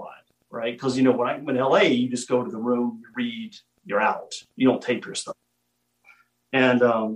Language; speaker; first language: English; native; English